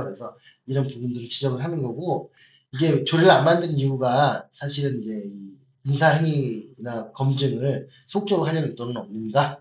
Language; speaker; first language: Korean; native; Korean